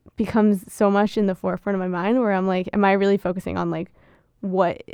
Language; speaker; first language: English; early bilingual, other home language; Gujarati